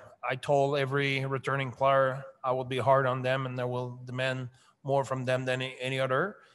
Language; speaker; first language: English; non-native, fluent; French